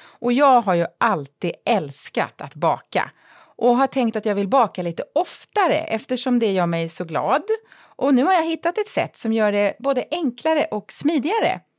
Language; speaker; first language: Swedish; native; Swedish